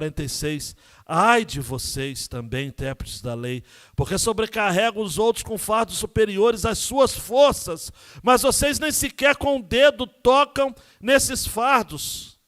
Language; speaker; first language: Portuguese; native; Portuguese